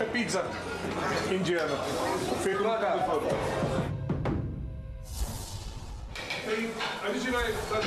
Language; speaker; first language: Portuguese; non-native, learner; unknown